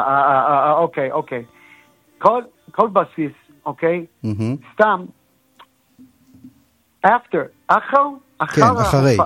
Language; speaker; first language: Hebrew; non-native, learner; English